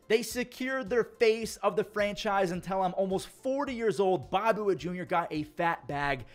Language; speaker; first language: English; native; English